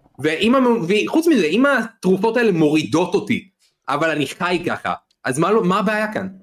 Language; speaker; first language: Hebrew; native; Hebrew